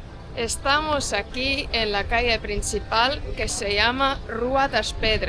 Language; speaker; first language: Spanish; non-native, fluent; Estonian